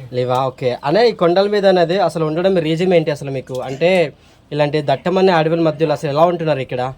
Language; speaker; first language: Telugu; non-native, local second language; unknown